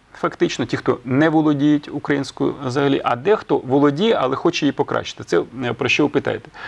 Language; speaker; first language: Ukrainian; non-native, local second language; Russian